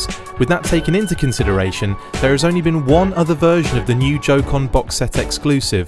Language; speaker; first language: English; native; English